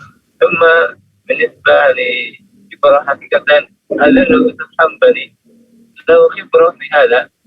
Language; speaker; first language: Arabic; non-native, fluent; Indonesian